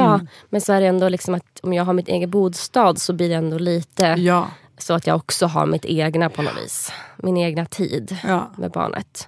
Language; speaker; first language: Swedish; native; Swedish